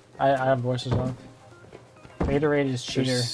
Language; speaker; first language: English; native; English